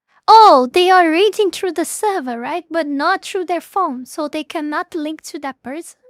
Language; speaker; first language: English; non-native, fluent; Portuguese